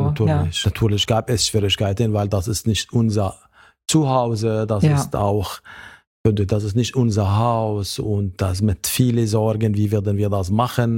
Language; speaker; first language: German; non-native, learner; Arabic